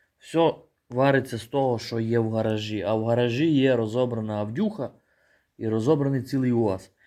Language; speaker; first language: Ukrainian; native; Ukrainian